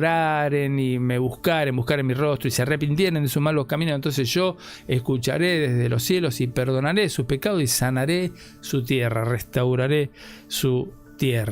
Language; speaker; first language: Spanish; native; Spanish